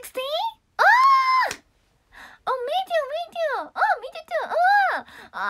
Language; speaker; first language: English; non-native, learner; Japanese